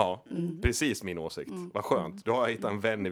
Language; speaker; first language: Swedish; native; Swedish